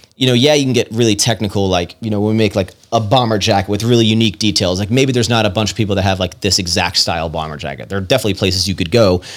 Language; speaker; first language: English; native; English